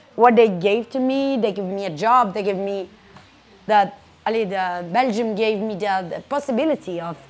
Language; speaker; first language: English; non-native, fluent; Italian